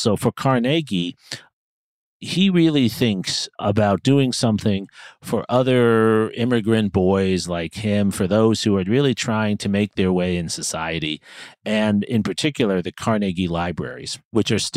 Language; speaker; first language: English; native; English